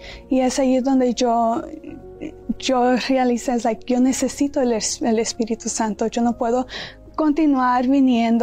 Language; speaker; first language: Spanish; early bilingual, heritage; Spanish